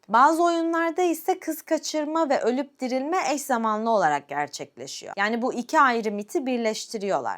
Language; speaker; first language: Turkish; native; Turkish